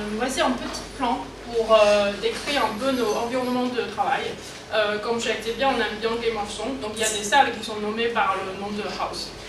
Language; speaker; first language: French; non-native, fluent; Chinese